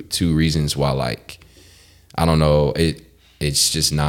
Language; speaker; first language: English; native; English